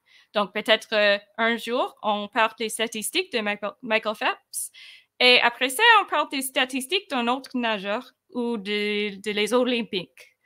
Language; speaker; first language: French; non-native, fluent; English